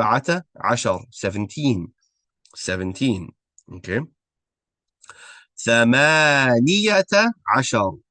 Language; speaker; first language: Arabic; non-native, fluent; English